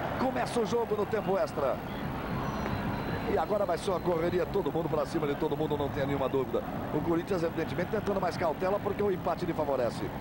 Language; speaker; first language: Portuguese; native; Portuguese